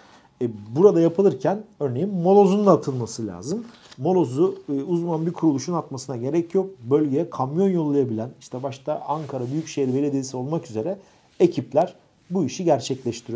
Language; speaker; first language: Turkish; native; Turkish